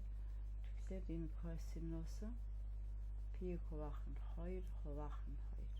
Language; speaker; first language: Mongolian; native; Mongolian